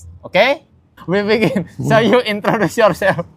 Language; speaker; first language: English; non-native, learner; Indonesian